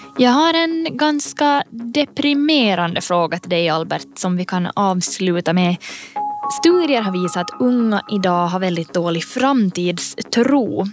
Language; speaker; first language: Swedish; native; Swedish